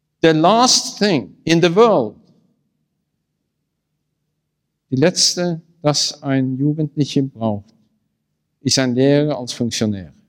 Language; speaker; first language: German; non-native, learner; Norwegian